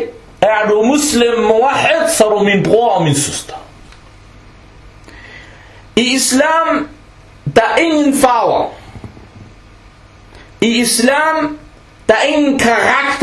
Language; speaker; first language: Danish; non-native, local second language; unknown